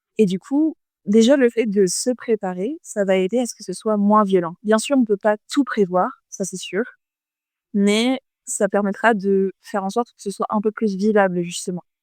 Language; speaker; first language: French; native; French